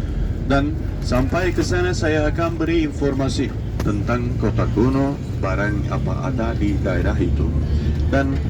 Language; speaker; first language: Indonesian; non-native, learner; Turkish